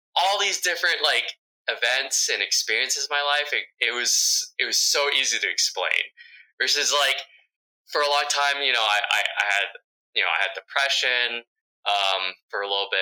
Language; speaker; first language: English; early bilingual, other home language; Vietnamese